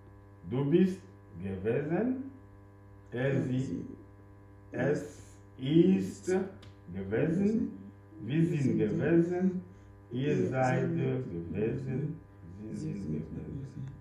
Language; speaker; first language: German; non-native, fluent; French